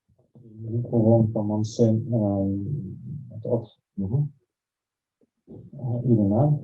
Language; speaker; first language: French; non-native, learner; Russian